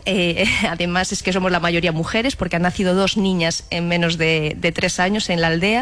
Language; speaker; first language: Spanish; native; Spanish